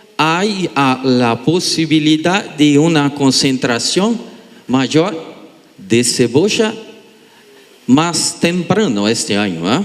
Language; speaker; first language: Spanish; non-native, learner; Portuguese